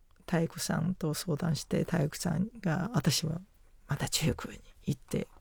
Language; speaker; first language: Japanese; non-native, fluent; Chinese